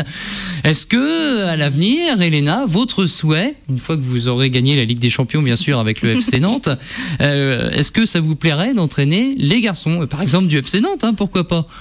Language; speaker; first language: French; native; French